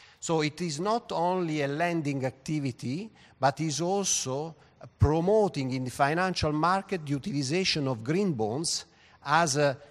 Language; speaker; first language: English; non-native, fluent; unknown